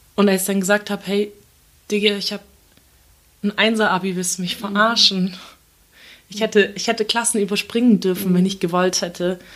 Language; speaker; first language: German; early bilingual, other home language; Turkish